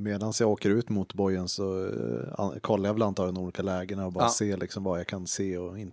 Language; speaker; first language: Swedish; native; Swedish